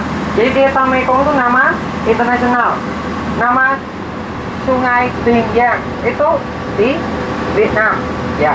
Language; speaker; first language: Indonesian; non-native, fluent; Vietnamese